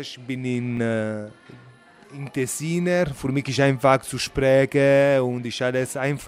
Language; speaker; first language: German; non-native, learner; Italian